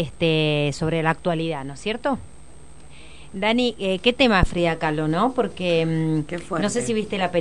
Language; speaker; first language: Spanish; native; Spanish